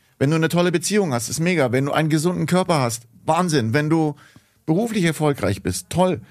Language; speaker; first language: German; early bilingual, other home language; Greek